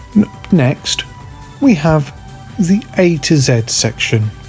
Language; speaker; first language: English; native; English